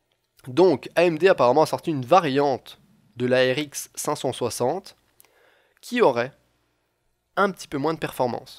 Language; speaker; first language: French; native; French